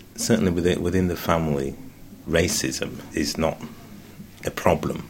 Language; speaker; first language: English; native; English